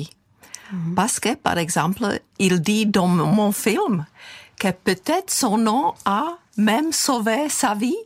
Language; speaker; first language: French; non-native, fluent; Czech